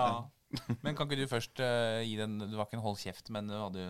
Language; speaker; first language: Norwegian; native; Norwegian